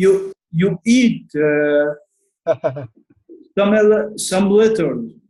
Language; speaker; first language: English; non-native, learner; Arabic